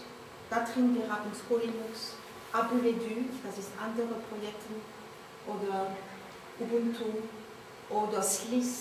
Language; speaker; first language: German; non-native, learner; French